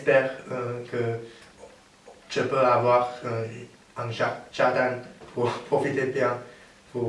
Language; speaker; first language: French; non-native, learner; Chinese